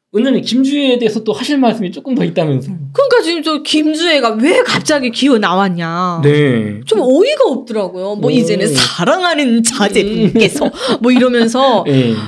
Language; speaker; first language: Korean; native; Korean